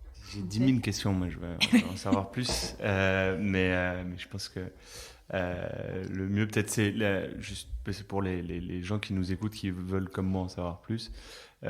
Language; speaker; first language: French; native; French